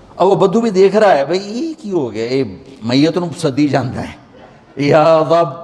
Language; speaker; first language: Urdu; non-native, local second language; Punjabi